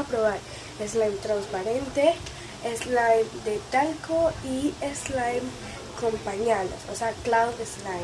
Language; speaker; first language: Spanish; native; Spanish